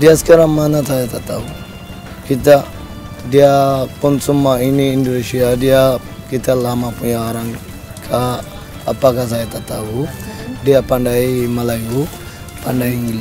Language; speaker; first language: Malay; non-native, learner; Rohingya